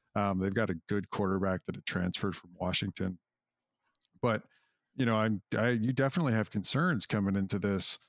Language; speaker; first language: English; native; English